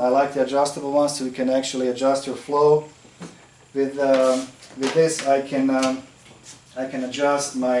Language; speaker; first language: English; non-native, fluent; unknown